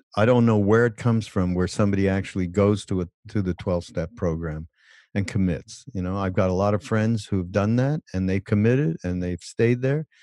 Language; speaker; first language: English; native; English